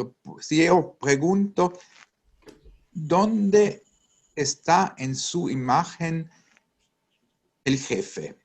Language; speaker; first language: Spanish; non-native, fluent; Italian